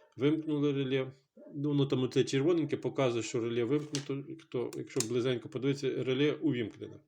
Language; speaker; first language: Ukrainian; non-native, local second language; Russian